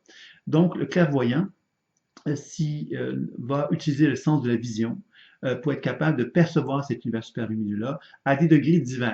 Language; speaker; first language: French; native; French